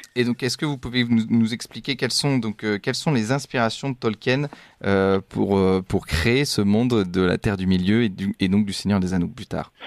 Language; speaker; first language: French; native; French